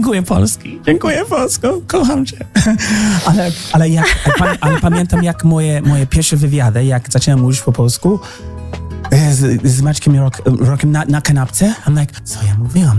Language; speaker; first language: Polish; non-native, learner; English